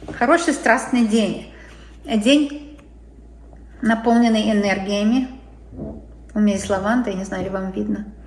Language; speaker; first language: Russian; native; Russian